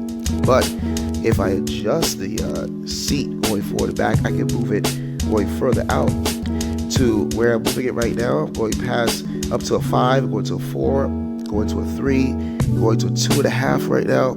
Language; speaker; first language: English; native; English